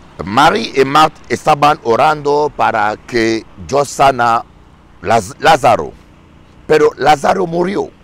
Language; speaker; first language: Spanish; non-native, learner; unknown